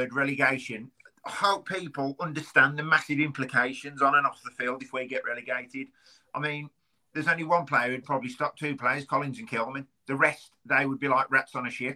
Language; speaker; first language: English; native; English